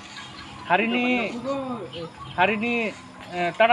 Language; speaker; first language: Indonesian; non-native, learner; Bangla